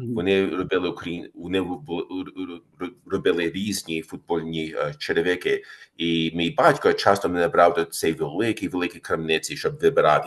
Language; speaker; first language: Ukrainian; early bilingual, heritage; Ukrainian